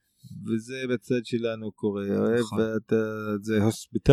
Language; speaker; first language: Hebrew; non-native, local second language; Arabic